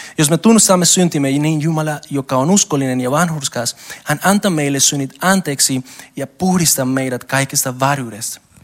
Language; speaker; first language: Finnish; non-native, learner; Spanish